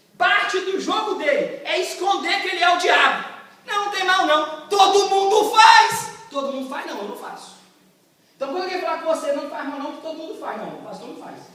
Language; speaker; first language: Portuguese; native; Portuguese